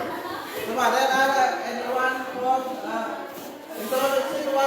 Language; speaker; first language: English; non-native, learner; Indonesian